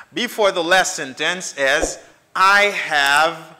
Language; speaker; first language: English; non-native, fluent; Haitian Creole